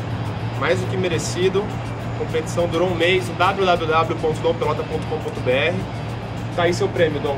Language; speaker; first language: Portuguese; native; Portuguese